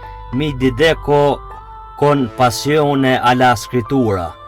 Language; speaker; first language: Italian; non-native, fluent; Albanian